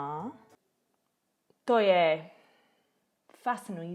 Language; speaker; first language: Czech; non-native, learner; English